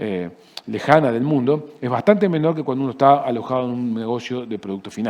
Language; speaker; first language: Spanish; native; Spanish